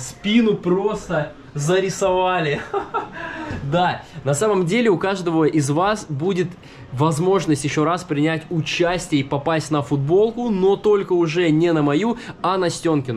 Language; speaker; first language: Russian; native; Russian